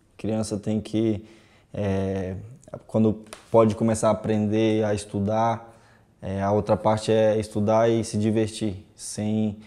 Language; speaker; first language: Portuguese; native; Portuguese